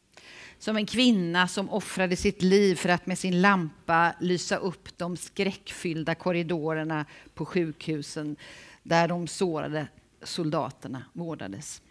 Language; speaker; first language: Swedish; native; Swedish